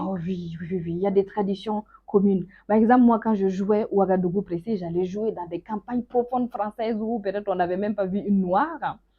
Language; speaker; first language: French; non-native, local second language; Mossi